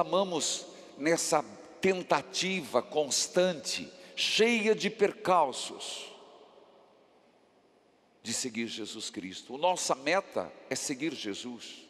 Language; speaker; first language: Portuguese; native; Portuguese